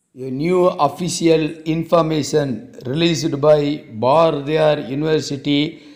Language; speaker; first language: English; non-native, local second language; Tamil